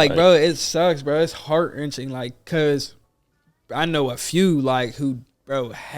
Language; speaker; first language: English; native; English